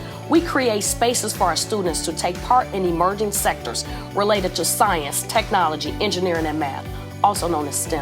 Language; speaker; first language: English; native; English